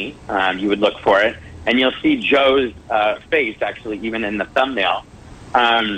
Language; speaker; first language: English; native; English